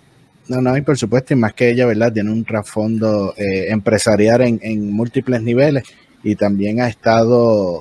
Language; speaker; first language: Spanish; native; Spanish